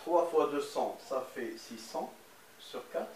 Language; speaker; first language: French; non-native, local second language; Arabic